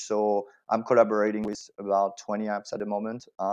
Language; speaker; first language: English; non-native, fluent; French